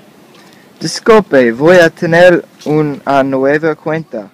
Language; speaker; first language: Spanish; non-native, learner; English